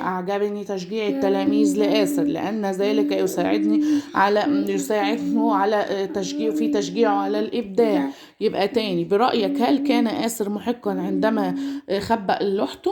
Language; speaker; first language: Arabic; native; Arabic